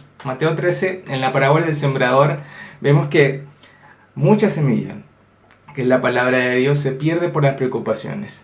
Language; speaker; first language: Spanish; native; Spanish